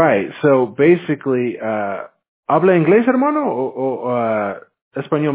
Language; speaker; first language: Spanish; non-native, fluent; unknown